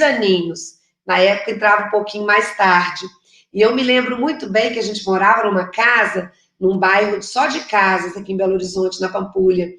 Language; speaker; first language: Portuguese; native; Portuguese